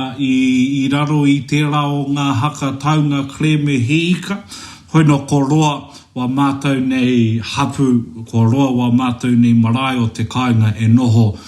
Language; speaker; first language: Māori; native; Māori